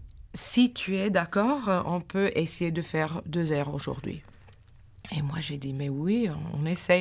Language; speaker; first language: French; non-native, fluent; English